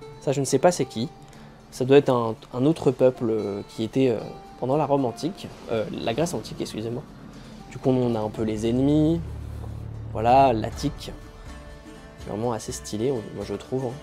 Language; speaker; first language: French; native; French